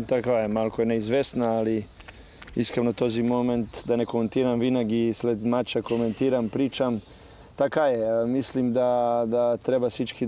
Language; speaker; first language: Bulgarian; non-native, learner; Serbian